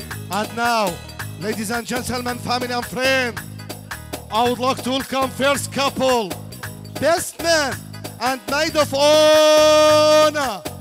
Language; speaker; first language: English; non-native, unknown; Assyrian Neo-Aramaic